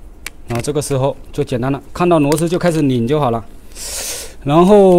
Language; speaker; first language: Chinese; native; Chinese